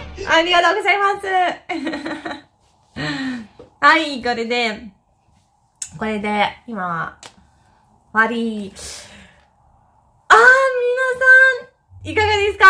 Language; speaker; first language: Japanese; non-native, fluent; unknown